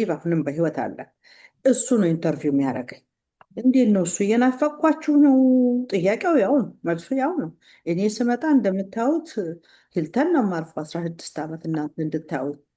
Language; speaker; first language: Amharic; native; Amharic